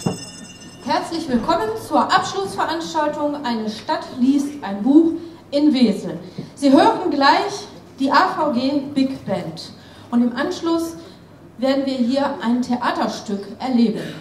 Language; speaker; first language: German; native; German